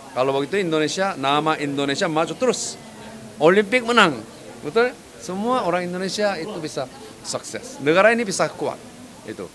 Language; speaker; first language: Indonesian; non-native, fluent; Korean